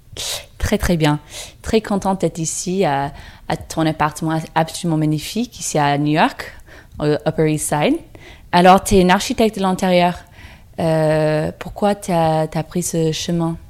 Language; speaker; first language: French; non-native, fluent; English